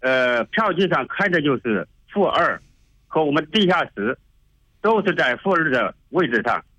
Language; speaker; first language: Chinese; native; Chinese